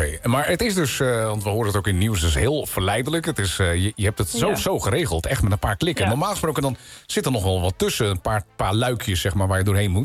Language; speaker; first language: Dutch; native; Dutch